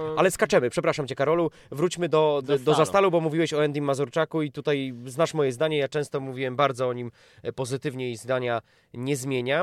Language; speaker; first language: Polish; native; Polish